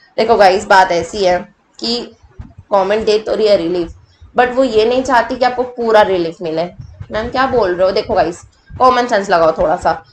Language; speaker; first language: Hindi; native; Hindi